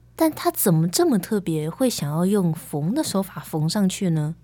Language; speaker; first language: Chinese; native; Chinese